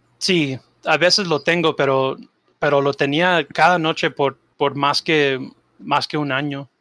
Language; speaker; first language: Spanish; early bilingual, heritage; Spanish